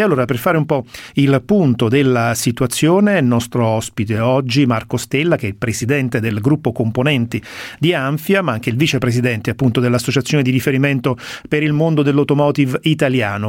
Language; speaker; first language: Italian; native; Italian